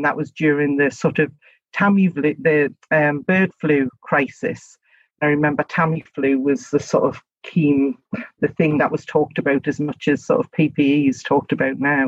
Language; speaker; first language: English; native; English